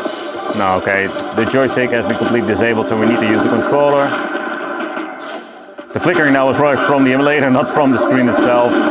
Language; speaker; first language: English; non-native, fluent; Dutch